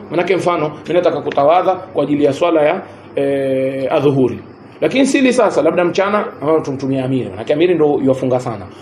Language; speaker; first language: Swahili; native; Swahili